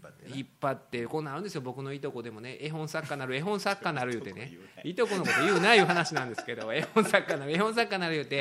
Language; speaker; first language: Japanese; native; Japanese